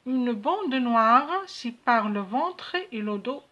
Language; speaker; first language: French; non-native, local second language; Arabic